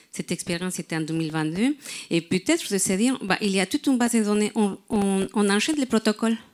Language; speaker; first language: French; non-native, fluent; Spanish